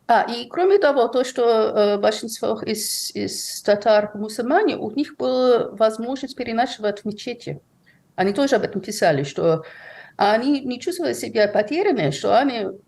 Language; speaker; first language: Russian; non-native, fluent; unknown